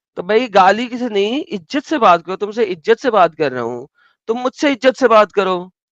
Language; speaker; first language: Urdu; native; Urdu